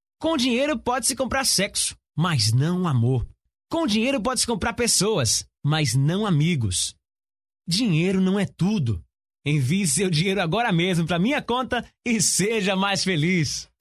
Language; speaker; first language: Portuguese; native; Portuguese